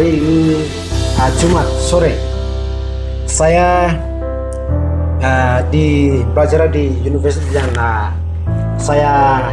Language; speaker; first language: Indonesian; non-native, learner; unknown